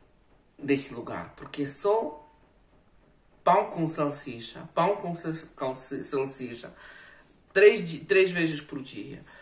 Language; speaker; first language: Portuguese; non-native, fluent; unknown